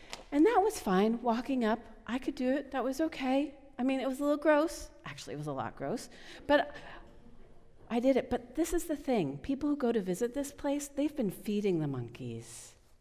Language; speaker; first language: English; native; English